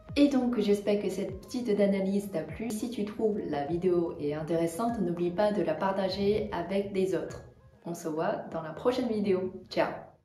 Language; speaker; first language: French; non-native, fluent; Chinese